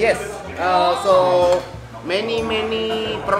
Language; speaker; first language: English; non-native, learner; Indonesian